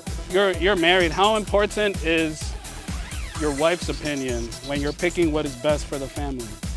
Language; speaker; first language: English; early bilingual, other home language; Spanish